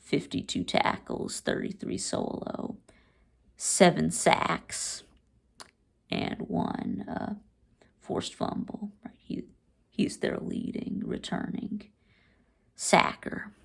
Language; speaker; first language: English; native; English